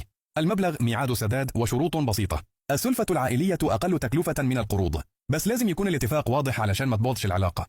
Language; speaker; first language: Arabic; native; Arabic